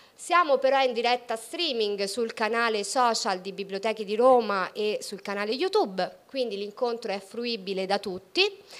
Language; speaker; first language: Italian; native; Italian